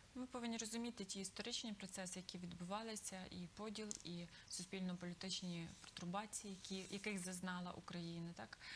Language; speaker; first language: Ukrainian; native; Ukrainian